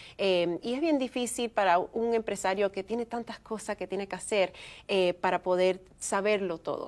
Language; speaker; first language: Spanish; early bilingual, heritage; Spanish